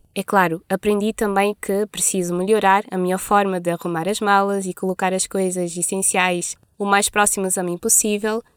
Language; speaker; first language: Portuguese; non-native, local second language; Kabuverdianu